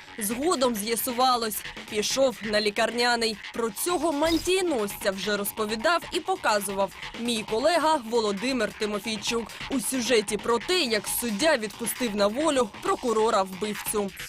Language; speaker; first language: Ukrainian; native; Ukrainian